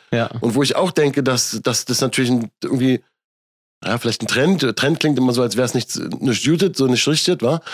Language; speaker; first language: German; native; German